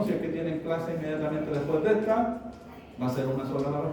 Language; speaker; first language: Spanish; native; Spanish